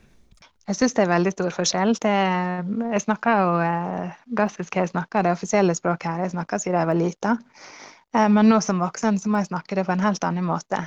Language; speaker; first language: Norwegian; early bilingual, heritage; Norwegian